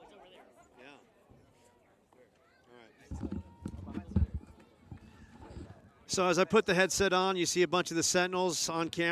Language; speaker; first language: English; native; English